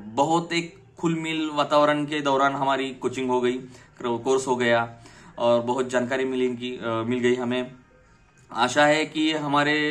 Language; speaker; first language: Hindi; non-native, local second language; Marathi